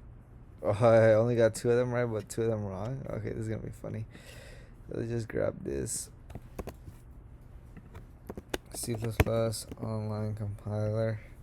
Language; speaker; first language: English; native; English